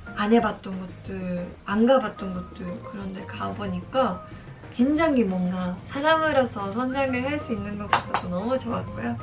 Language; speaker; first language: Korean; non-native, fluent; Japanese